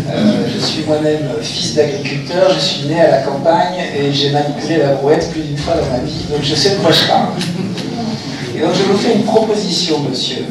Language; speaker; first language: French; native; French